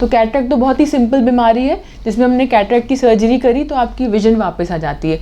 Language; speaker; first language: Hindi; native; Hindi